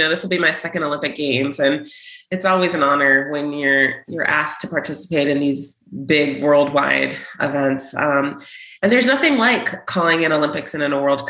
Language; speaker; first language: English; native; English